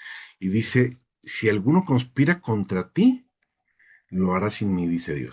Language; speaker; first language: Spanish; native; Spanish